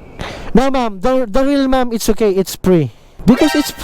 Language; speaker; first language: English; non-native, learner; Filipino